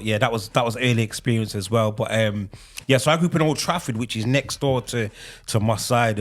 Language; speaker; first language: English; native; English